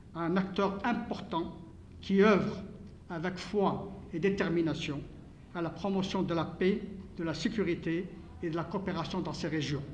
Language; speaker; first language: French; non-native, local second language; Arabic